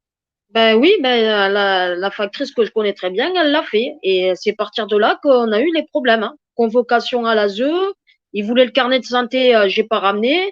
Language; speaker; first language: French; native; French